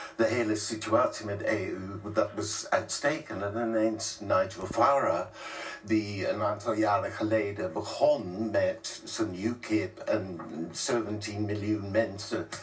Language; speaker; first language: Dutch; non-native, fluent; English